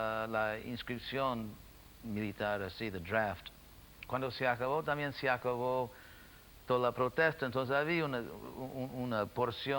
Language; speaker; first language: Spanish; non-native, fluent; English